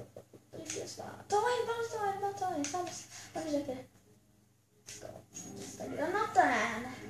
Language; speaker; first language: Swedish; early bilingual, other home language; Albanian